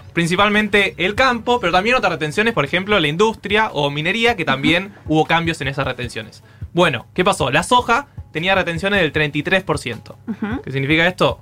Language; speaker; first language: Spanish; native; Spanish